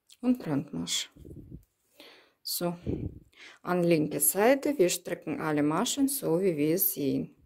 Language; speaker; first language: German; non-native, learner; Russian